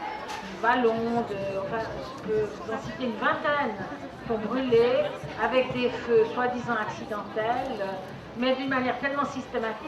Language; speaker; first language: French; native; French